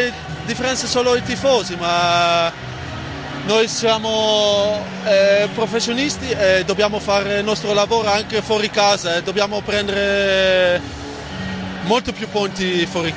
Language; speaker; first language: Italian; non-native, fluent; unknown